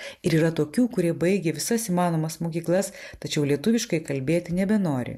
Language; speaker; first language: Lithuanian; native; Lithuanian